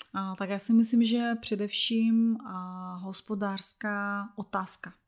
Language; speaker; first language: Czech; non-native, fluent; Russian